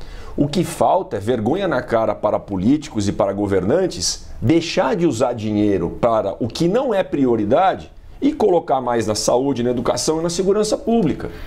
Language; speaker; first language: Portuguese; native; Portuguese